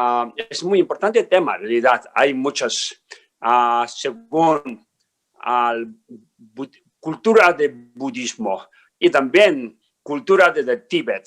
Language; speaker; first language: Spanish; non-native, learner; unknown